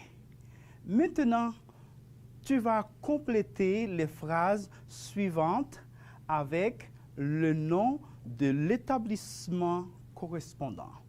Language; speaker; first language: French; non-native, fluent; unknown